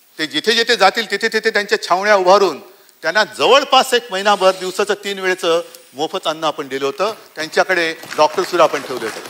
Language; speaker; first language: Marathi; native; Marathi